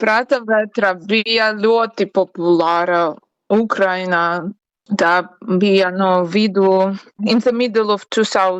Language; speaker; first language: Latvian; non-native, learner; Ukrainian